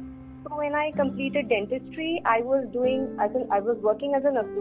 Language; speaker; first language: English; non-native, local second language; Hindi